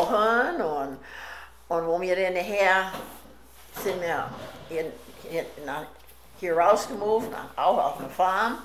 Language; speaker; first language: German; early bilingual, heritage; German